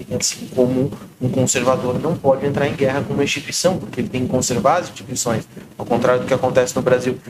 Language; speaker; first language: Portuguese; native; Portuguese